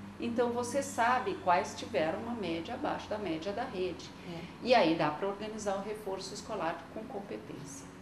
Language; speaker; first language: Portuguese; non-native, local second language; French